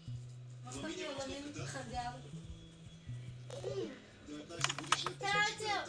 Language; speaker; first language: Bulgarian; native; Bulgarian